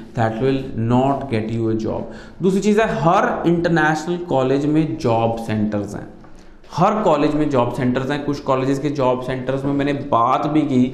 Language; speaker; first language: Hindi; non-native, local second language; Punjabi